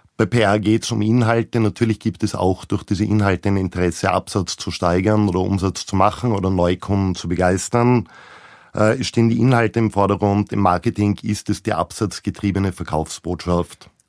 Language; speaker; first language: German; native; German